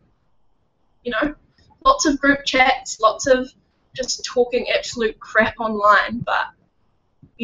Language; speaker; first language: English; native; English